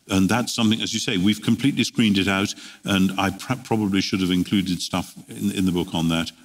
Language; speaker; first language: English; native; English